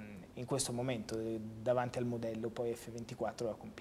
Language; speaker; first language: Italian; native; Italian